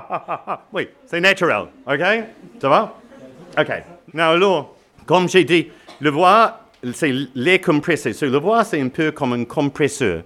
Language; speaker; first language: French; non-native, learner; English